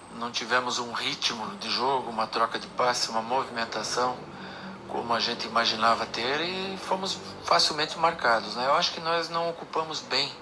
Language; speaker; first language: Portuguese; native; Portuguese